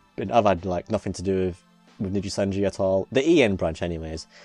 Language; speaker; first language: English; native; English